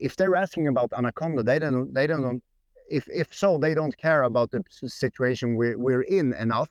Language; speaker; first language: English; non-native, fluent; Swedish